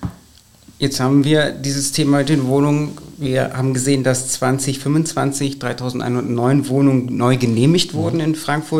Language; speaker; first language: German; native; German